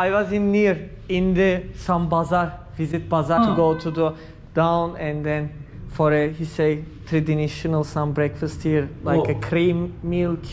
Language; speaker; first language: English; non-native, learner; Turkish